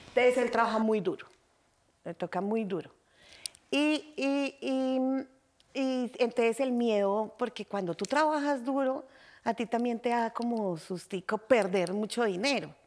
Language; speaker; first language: Spanish; native; Spanish